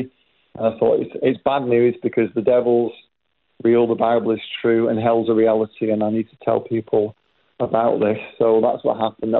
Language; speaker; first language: English; native; English